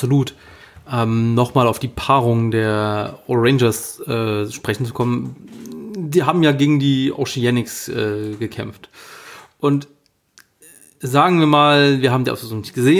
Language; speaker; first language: German; native; German